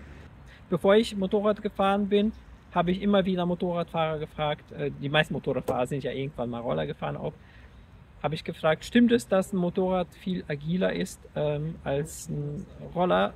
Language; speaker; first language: German; native; German